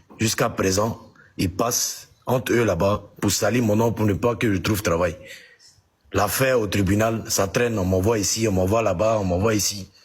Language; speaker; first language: French; early bilingual, other home language; Arabic